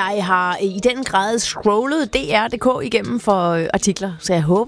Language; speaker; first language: Danish; native; Danish